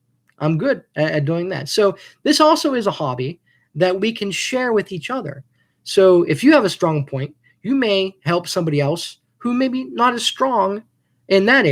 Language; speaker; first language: English; native; English